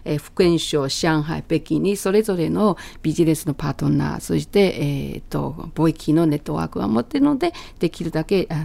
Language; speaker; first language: Japanese; non-native, fluent; Chinese